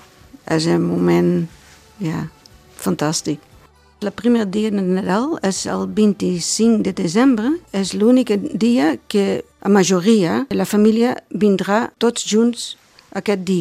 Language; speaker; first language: Catalan; non-native, learner; Dutch